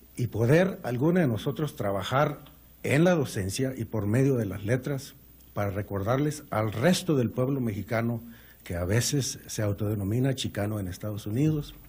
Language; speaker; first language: Spanish; native; Spanish